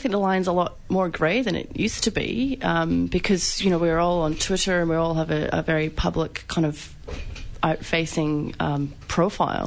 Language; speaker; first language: English; native; English